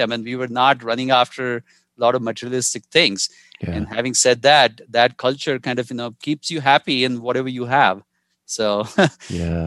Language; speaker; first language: English; non-native, local second language; Hindi